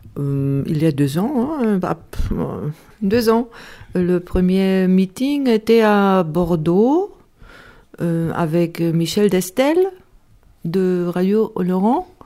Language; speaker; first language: French; non-native, learner; Spanish